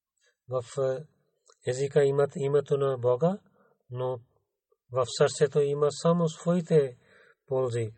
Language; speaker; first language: Bulgarian; non-native, learner; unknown